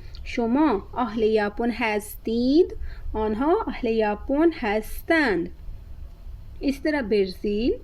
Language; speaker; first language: Persian; non-native, fluent; Urdu